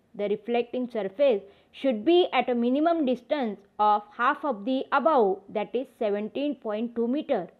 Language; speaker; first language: English; non-native, local second language; Marathi